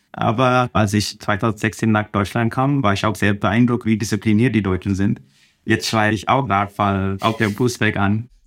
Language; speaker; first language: German; non-native, fluent; Telugu